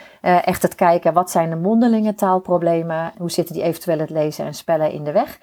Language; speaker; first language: Dutch; native; Dutch